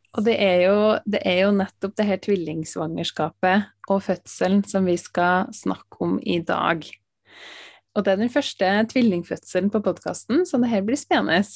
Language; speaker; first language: Norwegian; native; Norwegian